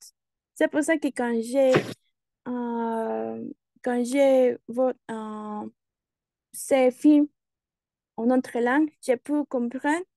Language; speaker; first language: French; non-native, learner; Spanish